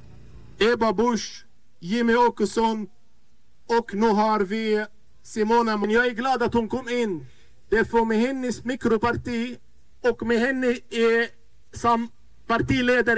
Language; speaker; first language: Swedish; non-native, fluent; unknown